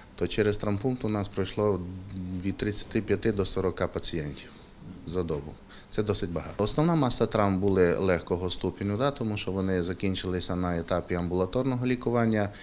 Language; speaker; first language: Ukrainian; native; Ukrainian